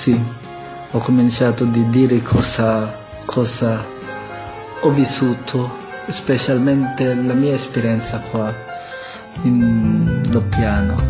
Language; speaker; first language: Italian; non-native, learner; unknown